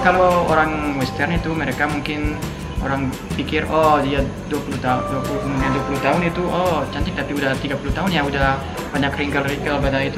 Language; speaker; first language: Indonesian; non-native, fluent; French